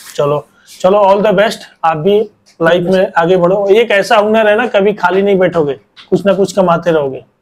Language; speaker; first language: Hindi; native; Hindi